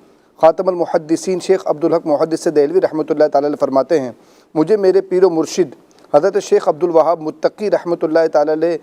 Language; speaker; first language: Urdu; native; Urdu